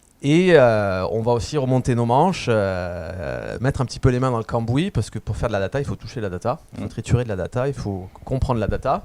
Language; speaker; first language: French; native; French